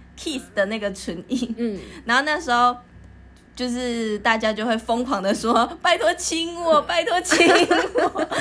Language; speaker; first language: Chinese; native; Chinese